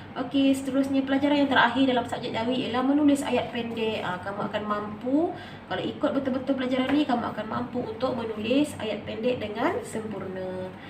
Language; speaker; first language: Malay; native; Malay